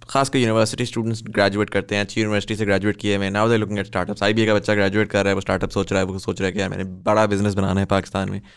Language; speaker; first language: Hindi; native; Hindi